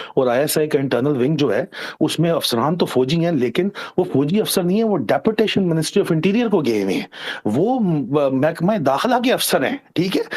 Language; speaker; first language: Urdu; non-native, local second language; Punjabi